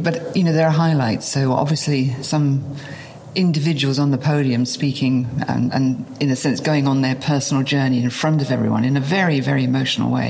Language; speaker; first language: English; native; English